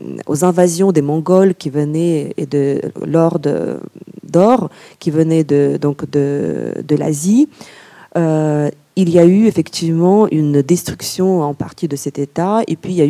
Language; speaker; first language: French; non-native, fluent; Ukrainian